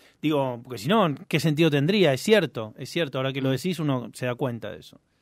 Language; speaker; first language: Spanish; native; Spanish